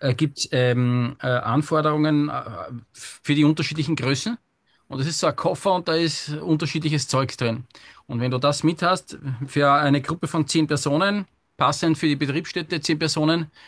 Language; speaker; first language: German; native; German